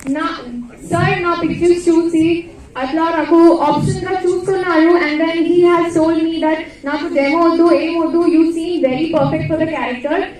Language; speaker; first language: Telugu; non-native, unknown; Hindi